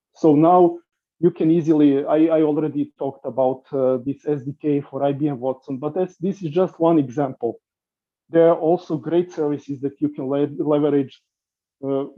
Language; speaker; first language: English; non-native, fluent; Serbian